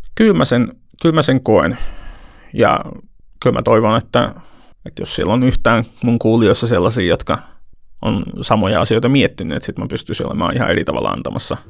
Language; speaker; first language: Finnish; native; Finnish